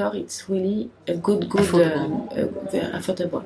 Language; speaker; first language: English; non-native, learner; French